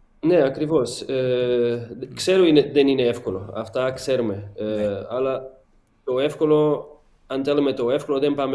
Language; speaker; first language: Greek; non-native, learner; Portuguese